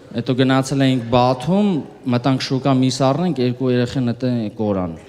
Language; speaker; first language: Armenian; early bilingual, heritage; Armenian